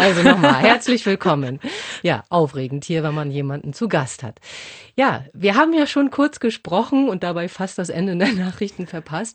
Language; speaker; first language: German; native; German